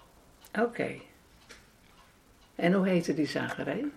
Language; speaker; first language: Dutch; native; Dutch